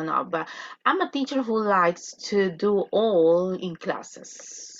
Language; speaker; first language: English; non-native, fluent; Spanish